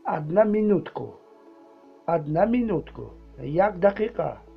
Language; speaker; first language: Russian; non-native, learner; Tajik